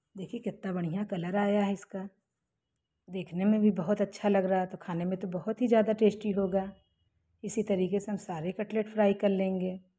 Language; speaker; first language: Hindi; native; Hindi